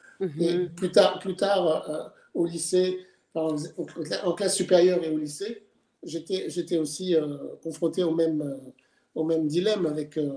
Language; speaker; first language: French; native; French